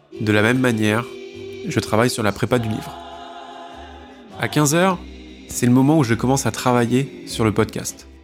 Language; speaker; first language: French; native; French